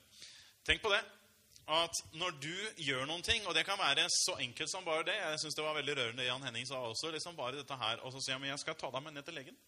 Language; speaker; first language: Norwegian; native; Norwegian